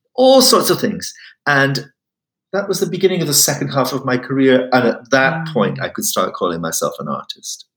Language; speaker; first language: English; native; English